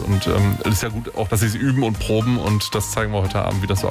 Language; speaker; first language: German; native; German